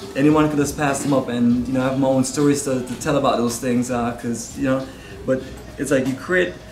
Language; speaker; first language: English; native; English